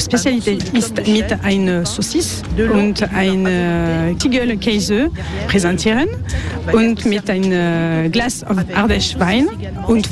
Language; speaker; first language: German; non-native, learner; French